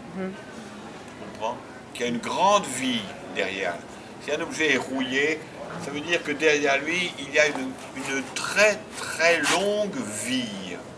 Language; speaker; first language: French; native; French